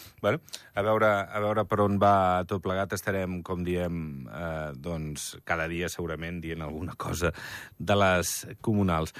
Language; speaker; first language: Catalan; native; Catalan